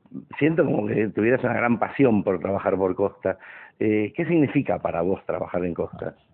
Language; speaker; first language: Spanish; native; Spanish